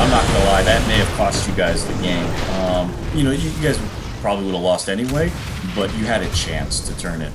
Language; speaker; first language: English; native; English